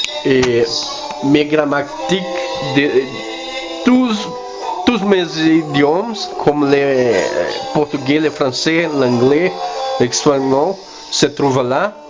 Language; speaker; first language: French; non-native, learner; Spanish